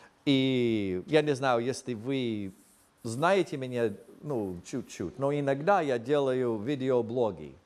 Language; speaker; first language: Russian; non-native, fluent; English